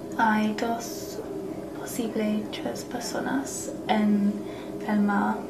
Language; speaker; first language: Spanish; non-native, learner; English